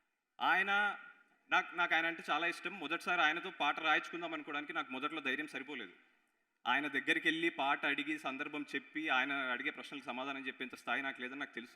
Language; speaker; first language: Telugu; native; Telugu